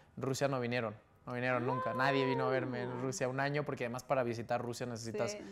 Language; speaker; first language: Spanish; native; Spanish